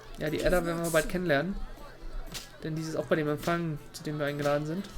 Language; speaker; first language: German; native; German